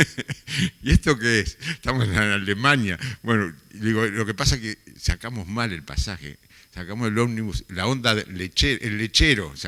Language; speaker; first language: Spanish; native; Spanish